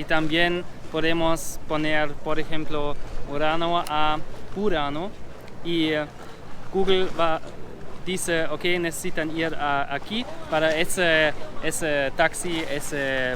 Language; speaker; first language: Spanish; non-native, learner; German